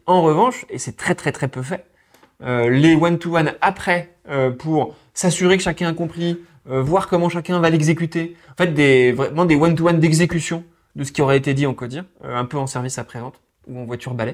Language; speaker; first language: French; native; French